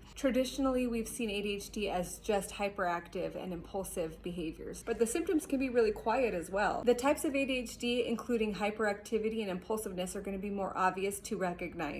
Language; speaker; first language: English; native; English